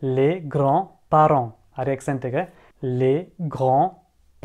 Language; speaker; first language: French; early bilingual, other home language; Sinhala